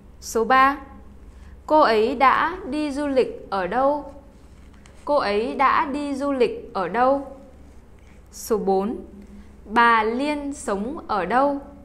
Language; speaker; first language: Vietnamese; native; Vietnamese